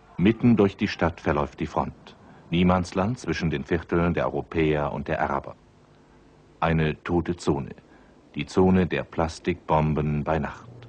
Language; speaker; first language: German; native; German